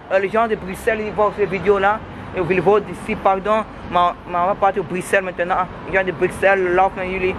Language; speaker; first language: French; non-native, local second language; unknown